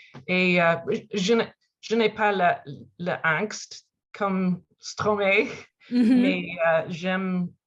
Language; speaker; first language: French; non-native, learner; English